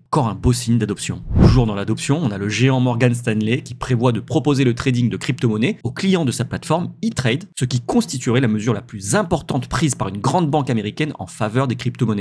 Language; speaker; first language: French; native; French